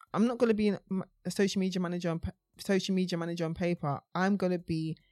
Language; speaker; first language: English; native; English